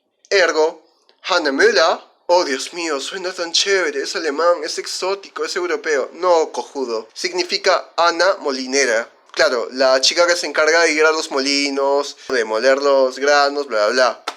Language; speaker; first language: Spanish; native; Spanish